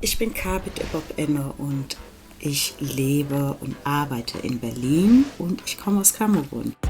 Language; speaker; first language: German; non-native, fluent; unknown